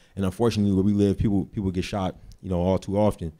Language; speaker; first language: English; native; English